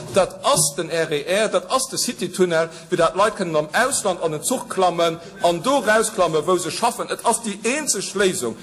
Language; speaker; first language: Luxembourgish; native; Luxembourgish